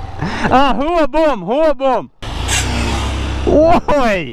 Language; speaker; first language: Portuguese; non-native, learner; English